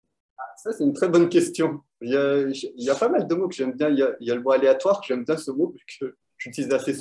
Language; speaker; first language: French; non-native, fluent; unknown